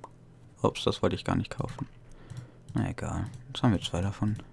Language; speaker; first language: German; native; German